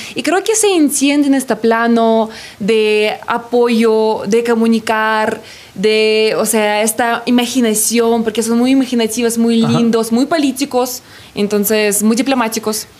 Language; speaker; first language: Spanish; non-native, fluent; Russian